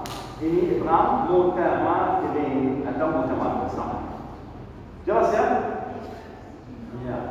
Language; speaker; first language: Indonesian; non-native, learner; Arabic